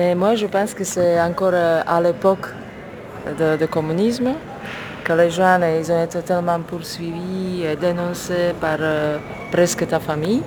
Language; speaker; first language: French; non-native, fluent; Slovak